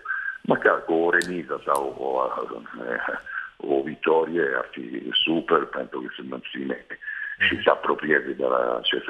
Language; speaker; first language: Romanian; non-native, fluent; Italian